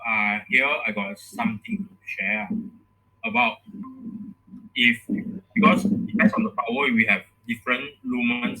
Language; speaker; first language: English; non-native, local second language; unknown